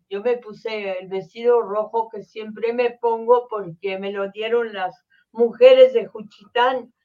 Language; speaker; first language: Spanish; early bilingual, other home language; French